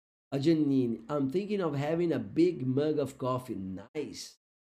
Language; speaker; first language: English; non-native, fluent; Portuguese